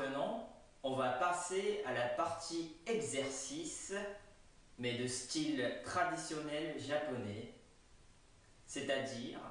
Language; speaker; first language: French; non-native, fluent; Japanese